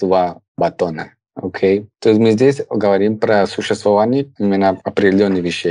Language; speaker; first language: Russian; non-native, fluent; Spanish